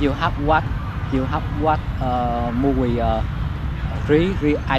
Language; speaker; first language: English; non-native, learner; Vietnamese